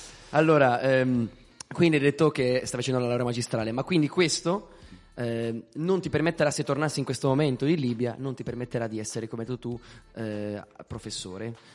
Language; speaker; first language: Italian; native; Italian